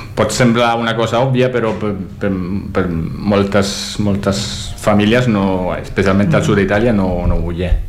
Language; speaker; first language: Catalan; non-native, fluent; Italian